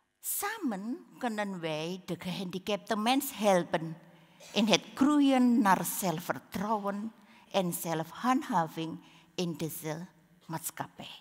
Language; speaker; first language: Dutch; non-native, learner; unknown